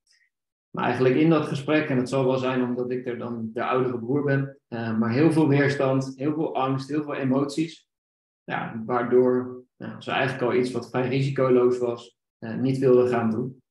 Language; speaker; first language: Dutch; native; Dutch